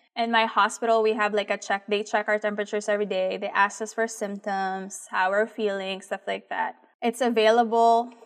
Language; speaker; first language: English; early bilingual, other home language; Filipino